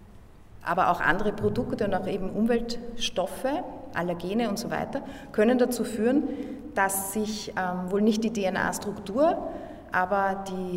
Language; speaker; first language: German; native; German